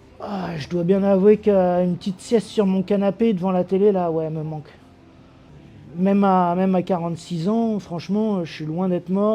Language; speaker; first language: French; native; French